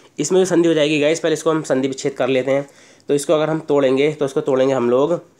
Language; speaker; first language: Hindi; native; Hindi